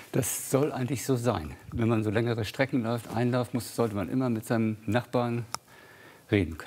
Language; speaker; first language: German; native; German